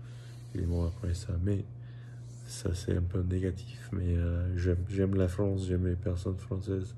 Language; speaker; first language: French; non-native, learner; English